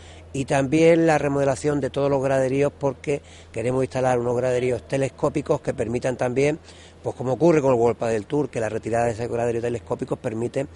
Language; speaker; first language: Spanish; native; Spanish